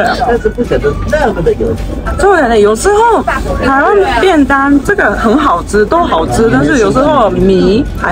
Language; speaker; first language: Chinese; non-native, learner; Japanese